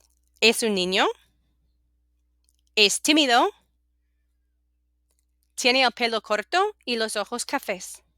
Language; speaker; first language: Spanish; non-native, fluent; English